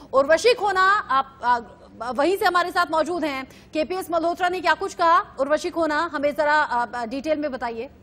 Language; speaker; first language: Hindi; native; Hindi